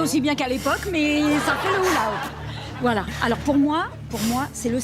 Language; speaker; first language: French; native; French